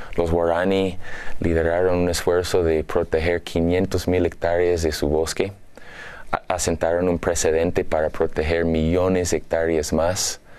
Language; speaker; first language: Spanish; non-native, fluent; English